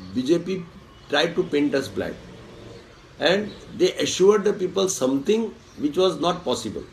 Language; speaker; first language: English; non-native, local second language; Konkani